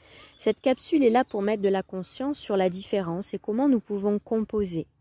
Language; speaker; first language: French; native; French